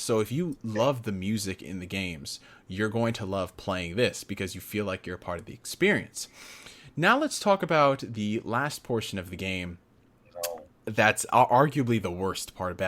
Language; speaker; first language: English; native; English